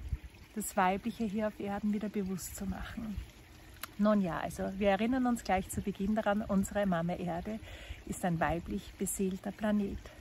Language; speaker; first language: German; native; German